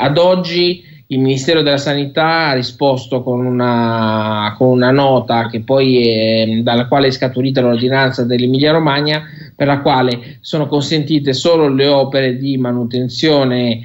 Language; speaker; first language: Italian; native; Italian